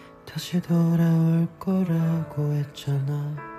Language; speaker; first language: Korean; early bilingual, heritage; Korean